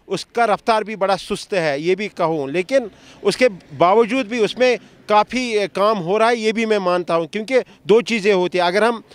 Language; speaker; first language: Hindi; non-native, local second language; Kashmiri